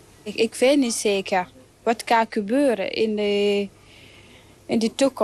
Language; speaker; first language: Dutch; non-native, learner; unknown